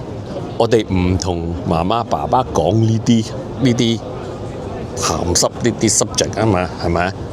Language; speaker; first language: Cantonese; early bilingual, heritage; Cantonese